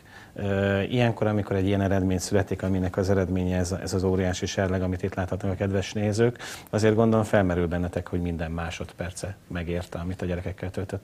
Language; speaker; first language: Hungarian; native; Hungarian